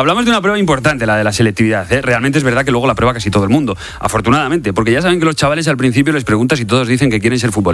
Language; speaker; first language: Spanish; native; Spanish